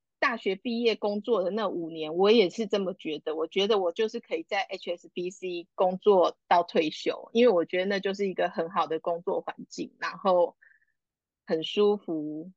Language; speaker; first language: Chinese; native; Chinese